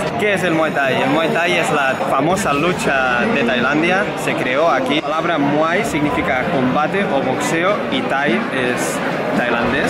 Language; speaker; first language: Spanish; non-native, local second language; Catalan